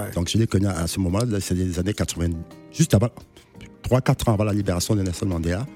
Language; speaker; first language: French; non-native, local second language; Duala